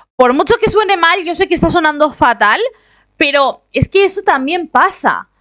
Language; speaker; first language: Spanish; native; Spanish